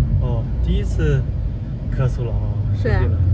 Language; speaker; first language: Chinese; native; Chinese